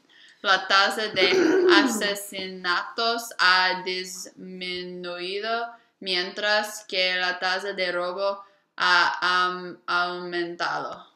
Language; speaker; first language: Spanish; non-native, learner; English